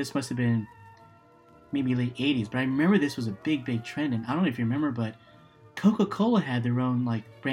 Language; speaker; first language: English; native; English